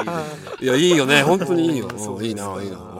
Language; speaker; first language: Japanese; native; Japanese